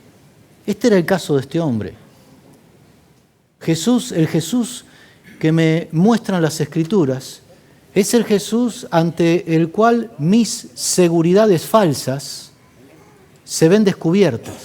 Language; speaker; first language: Spanish; native; Spanish